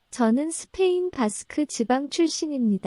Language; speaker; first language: Korean; non-native, learner; Basque